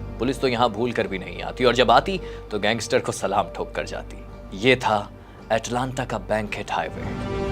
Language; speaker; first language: Urdu; native; Urdu